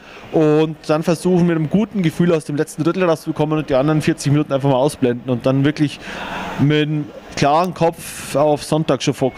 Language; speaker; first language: German; native; German